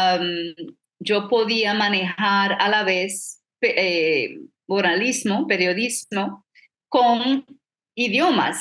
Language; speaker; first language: Spanish; non-native, fluent; English